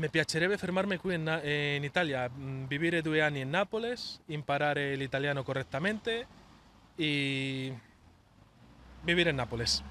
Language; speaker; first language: Italian; non-native, learner; Spanish